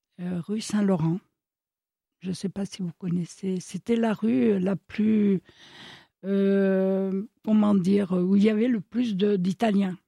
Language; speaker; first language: French; early bilingual, other home language; Italian